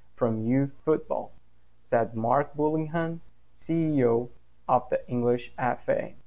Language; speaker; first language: English; non-native, fluent; Portuguese